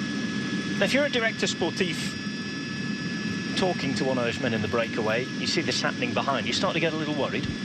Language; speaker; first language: English; native; English